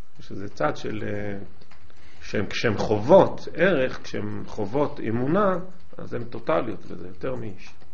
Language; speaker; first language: Hebrew; native; Hebrew